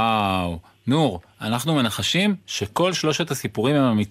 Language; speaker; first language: Hebrew; native; Hebrew